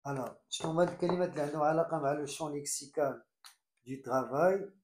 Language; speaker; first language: French; non-native, local second language; Arabic